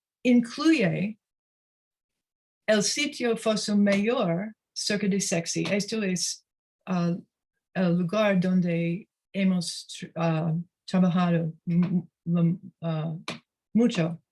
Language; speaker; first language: Spanish; non-native, learner; English